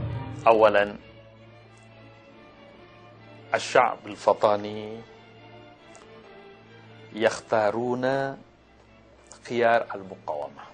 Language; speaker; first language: Arabic; non-native, learner; Malay